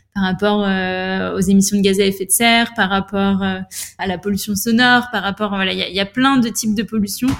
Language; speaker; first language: French; native; French